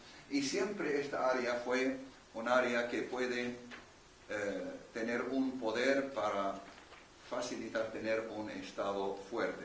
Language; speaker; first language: Spanish; non-native, fluent; Arabic